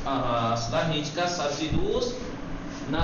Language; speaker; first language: Persian; non-native, fluent; Urdu